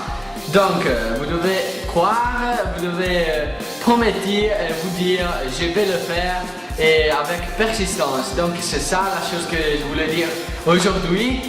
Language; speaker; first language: French; non-native, fluent; Italian